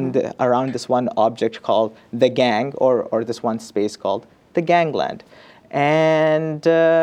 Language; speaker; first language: English; non-native, local second language; Urdu